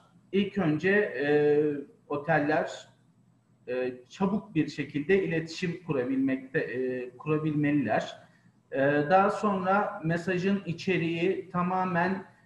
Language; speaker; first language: Turkish; native; Turkish